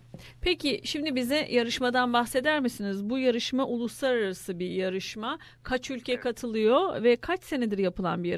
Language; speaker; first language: Turkish; native; Turkish